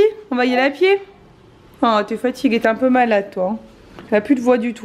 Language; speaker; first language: French; native; French